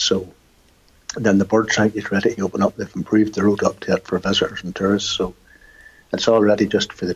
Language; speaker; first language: English; native; English